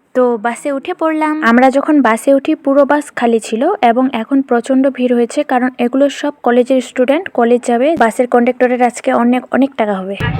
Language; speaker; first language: Bangla; non-native, local second language; Rangpuri